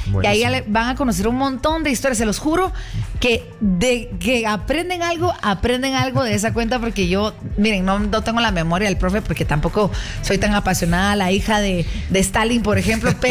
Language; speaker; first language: Spanish; native; Spanish